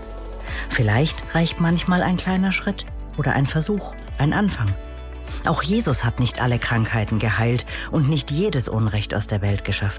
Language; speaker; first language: German; native; German